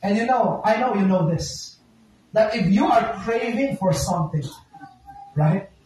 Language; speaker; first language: English; non-native, local second language; Filipino